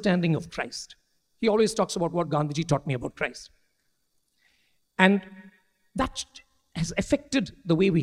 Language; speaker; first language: English; non-native, local second language; Malayalam